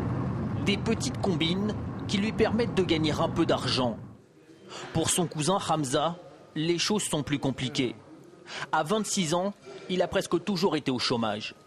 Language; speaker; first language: French; native; French